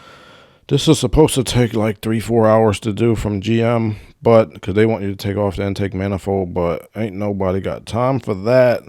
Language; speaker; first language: English; native; English